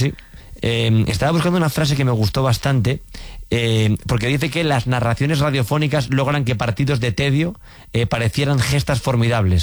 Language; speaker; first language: Spanish; native; Spanish